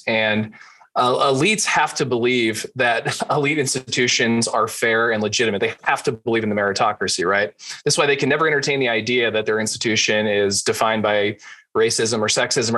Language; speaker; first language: English; native; English